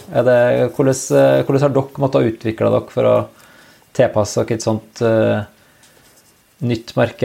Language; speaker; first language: Norwegian; native; Norwegian